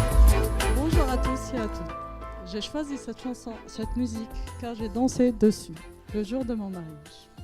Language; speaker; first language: French; non-native, local second language; Arabic